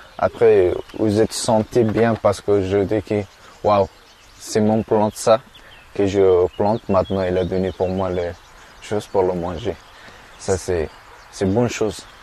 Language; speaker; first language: French; non-native, learner; Persian